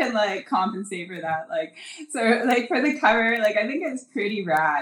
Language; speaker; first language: English; native; English